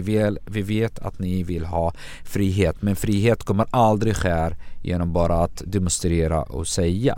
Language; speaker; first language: Swedish; non-native, fluent; Arabic